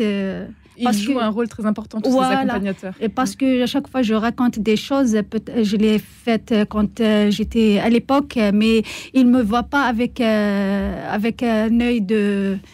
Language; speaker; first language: French; non-native, learner; Kabyle